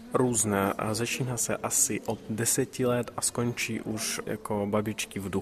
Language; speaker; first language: Czech; early bilingual, heritage; Czech